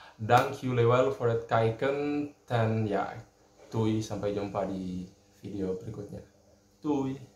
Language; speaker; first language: Dutch; non-native, learner; Indonesian